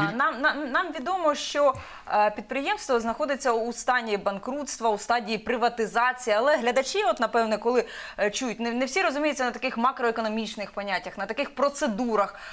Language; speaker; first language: Ukrainian; native; Ukrainian